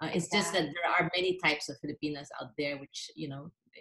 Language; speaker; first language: English; non-native, local second language; French